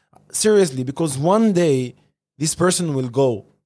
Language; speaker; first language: English; non-native, fluent; Arabic